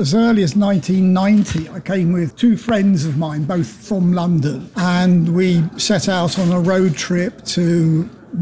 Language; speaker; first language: English; native; English